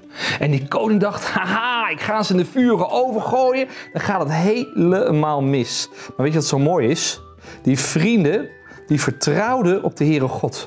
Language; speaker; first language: Dutch; native; Dutch